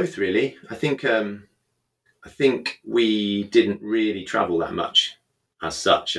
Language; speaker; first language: English; native; English